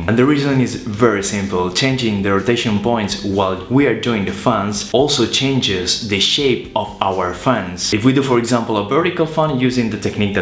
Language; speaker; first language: English; non-native, fluent; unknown